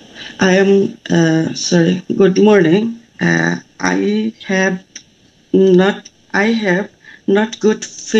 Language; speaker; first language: English; non-native, learner; Bangla